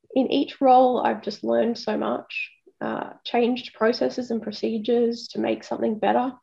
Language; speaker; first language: English; native; English